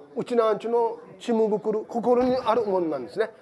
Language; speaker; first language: Japanese; native; Japanese